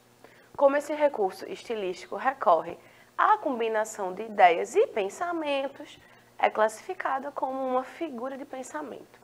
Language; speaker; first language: Portuguese; native; Portuguese